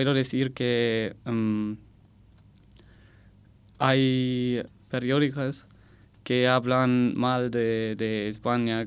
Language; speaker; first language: Spanish; non-native, learner; German